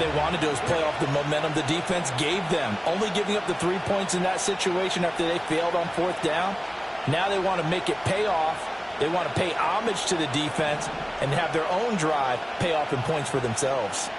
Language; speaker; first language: English; native; English